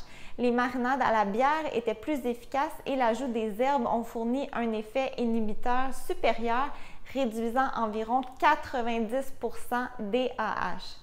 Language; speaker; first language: French; native; French